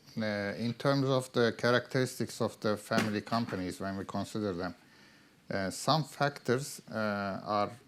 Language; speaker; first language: English; non-native, fluent; Turkish